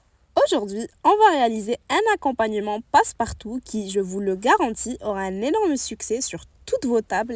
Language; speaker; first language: French; native; French